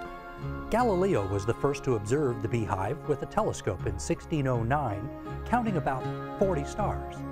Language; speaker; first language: English; native; English